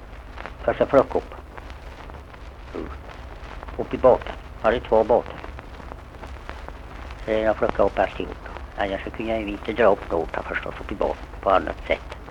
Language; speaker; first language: Swedish; native; Swedish